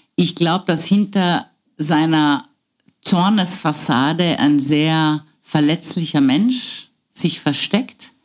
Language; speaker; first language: German; non-native, fluent; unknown